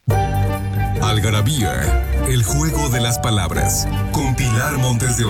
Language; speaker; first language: Spanish; native; Spanish